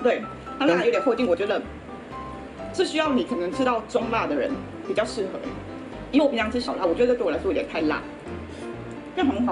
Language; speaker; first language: Chinese; native; Chinese